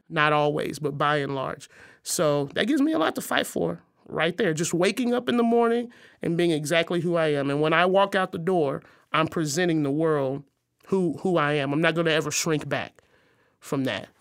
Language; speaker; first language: English; native; English